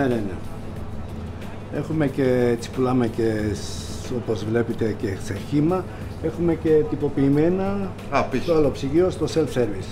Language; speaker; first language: Greek; non-native, fluent; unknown